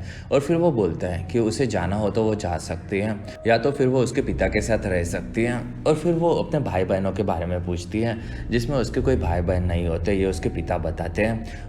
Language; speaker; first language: Hindi; native; Hindi